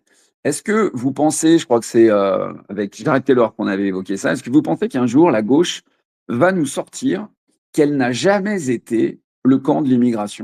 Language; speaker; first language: French; native; French